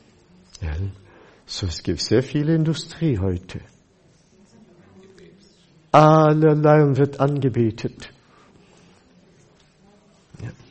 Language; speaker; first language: German; non-native, fluent; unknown